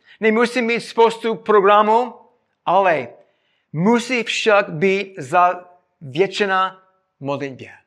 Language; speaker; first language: Czech; non-native, fluent; English